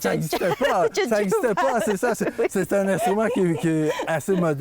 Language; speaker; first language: French; native; French